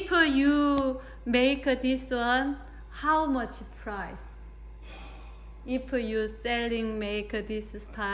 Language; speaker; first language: English; non-native, learner; Korean